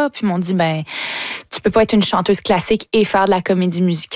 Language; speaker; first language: French; native; French